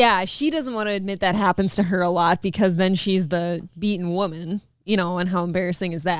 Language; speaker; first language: English; native; English